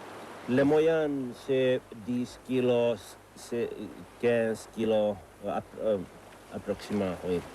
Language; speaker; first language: French; non-native, learner; Finnish